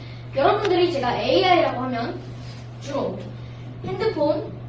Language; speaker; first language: Korean; native; Korean